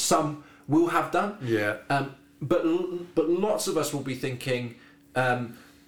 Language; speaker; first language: English; native; English